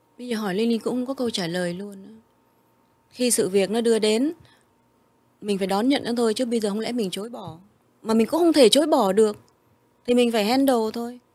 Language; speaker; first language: Vietnamese; early bilingual, heritage; Vietnamese